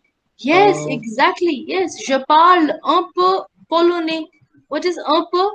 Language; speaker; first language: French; non-native, fluent; Hindi